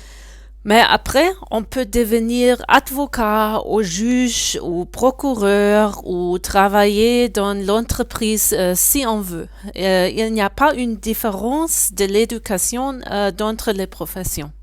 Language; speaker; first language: French; non-native, learner; German